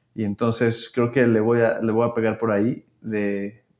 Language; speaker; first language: Spanish; native; Spanish